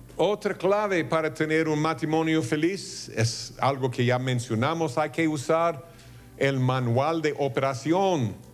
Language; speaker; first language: Spanish; non-native, fluent; English